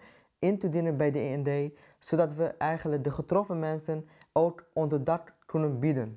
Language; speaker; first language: Dutch; non-native, fluent; Arabic